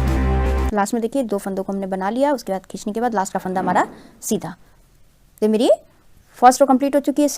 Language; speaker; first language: Hindi; non-native, local second language; Punjabi